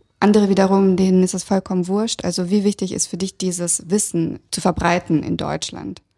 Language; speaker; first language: German; early bilingual, other home language; Russian